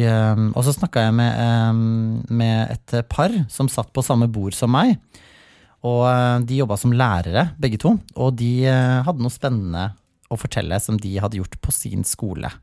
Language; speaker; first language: Norwegian; native; Norwegian